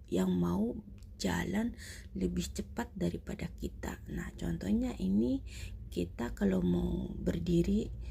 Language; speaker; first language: Indonesian; native; Indonesian